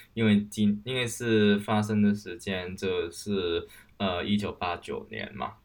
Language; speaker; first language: Chinese; non-native, local second language; Cantonese